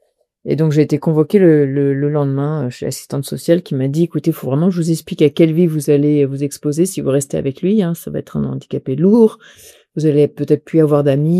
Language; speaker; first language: French; native; French